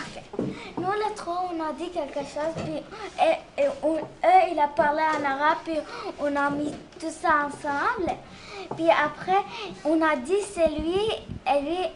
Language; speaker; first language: French; non-native, learner; Arabic